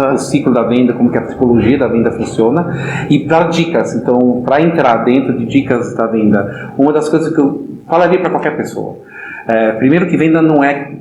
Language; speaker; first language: Portuguese; non-native, fluent; German